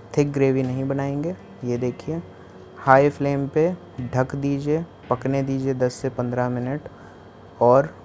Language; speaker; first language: Hindi; native; Hindi